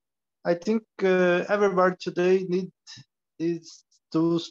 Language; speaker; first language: English; non-native, learner; Portuguese